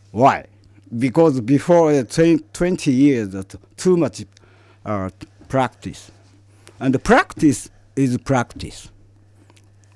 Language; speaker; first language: English; non-native, fluent; Japanese